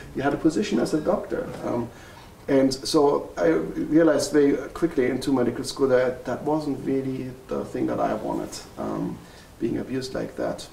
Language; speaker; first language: English; non-native, fluent; German